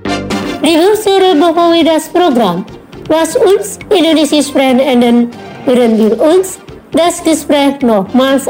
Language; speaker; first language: German; non-native, learner; Indonesian